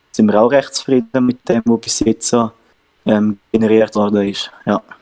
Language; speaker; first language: German; native; German